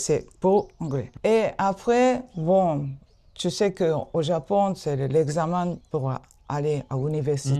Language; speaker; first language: French; non-native, fluent; Japanese